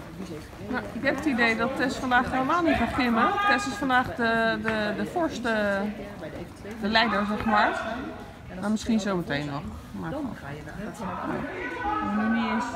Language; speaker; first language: Dutch; native; Dutch